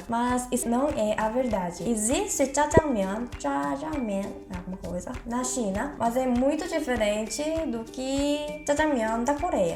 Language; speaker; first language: Portuguese; non-native, fluent; Korean